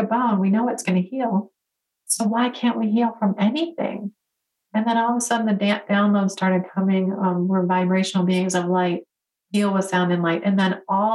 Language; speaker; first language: English; native; English